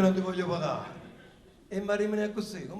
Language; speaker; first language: Italian; native; Italian